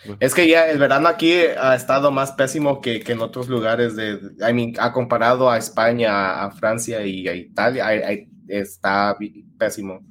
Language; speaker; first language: Spanish; early bilingual, heritage; Spanish